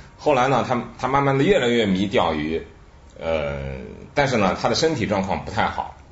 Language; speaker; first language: Chinese; native; Chinese